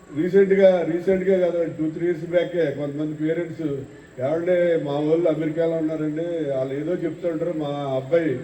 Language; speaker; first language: Telugu; native; Telugu